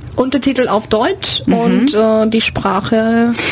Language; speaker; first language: German; non-native, fluent; Romanian